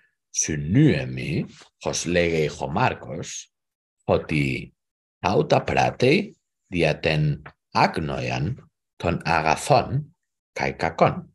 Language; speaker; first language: Greek; non-native, learner; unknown